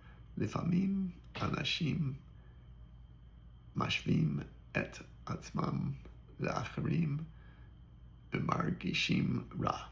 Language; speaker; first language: Hebrew; non-native, learner; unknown